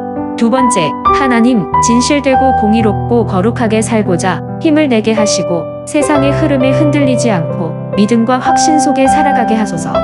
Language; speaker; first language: Korean; native; Korean